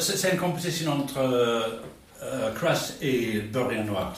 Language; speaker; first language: French; non-native, learner; English